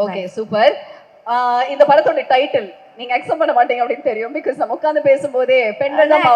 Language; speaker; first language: Tamil; native; Tamil